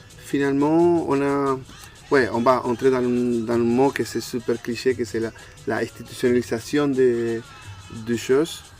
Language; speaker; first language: French; non-native, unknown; Spanish